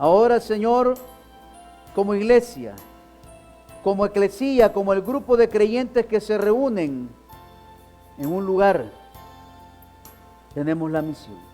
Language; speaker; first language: Spanish; native; Spanish